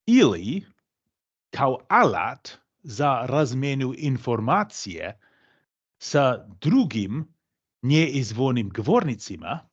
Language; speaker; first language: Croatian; non-native, fluent; English